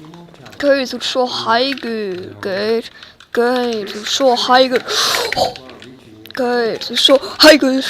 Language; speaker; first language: Icelandic; early bilingual, heritage; Swedish